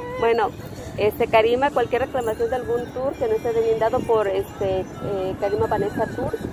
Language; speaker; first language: Spanish; native; Spanish